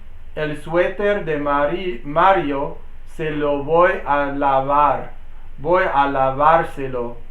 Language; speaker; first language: Spanish; non-native, learner; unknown